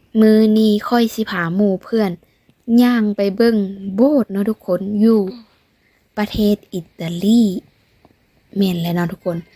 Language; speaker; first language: Thai; non-native, local second language; Northeastern Thai